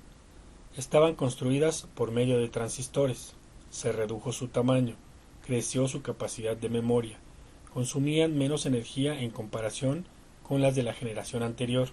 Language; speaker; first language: Spanish; native; Spanish